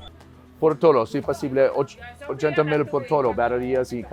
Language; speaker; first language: Spanish; non-native, learner; English